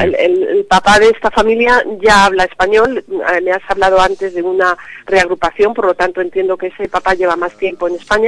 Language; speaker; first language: Spanish; native; Spanish